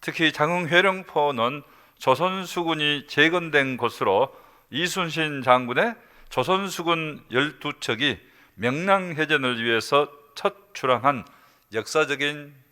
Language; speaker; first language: Korean; native; Korean